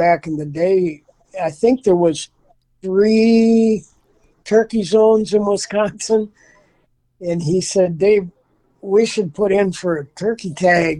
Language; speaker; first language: English; native; English